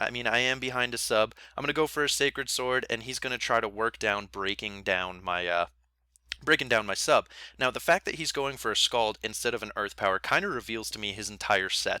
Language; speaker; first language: English; native; English